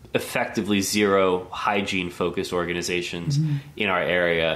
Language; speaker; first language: English; native; English